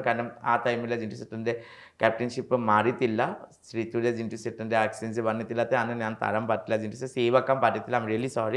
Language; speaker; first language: Malayalam; non-native, learner; Assamese